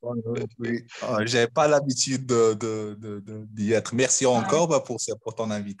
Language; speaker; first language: French; non-native, fluent; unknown